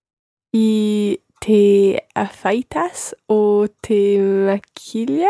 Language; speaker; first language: Spanish; non-native, learner; English